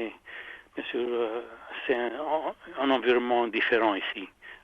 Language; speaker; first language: French; non-native, fluent; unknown